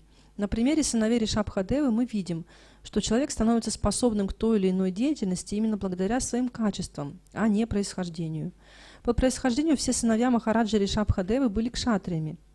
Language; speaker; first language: Russian; native; Russian